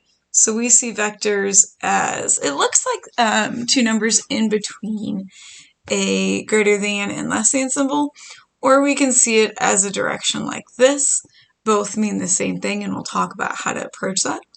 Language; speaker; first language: English; native; English